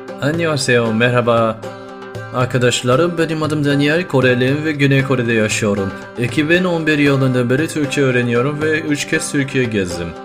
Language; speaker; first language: Turkish; non-native, learner; Korean